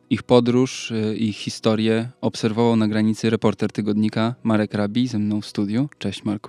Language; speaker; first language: Polish; native; Polish